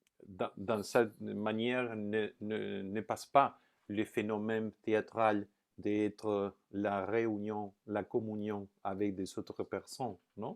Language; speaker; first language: French; non-native, fluent; Spanish